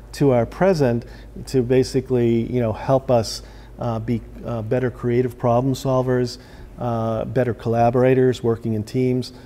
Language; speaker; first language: English; native; English